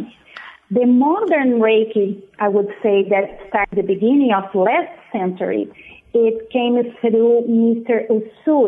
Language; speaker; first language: English; non-native, fluent; Portuguese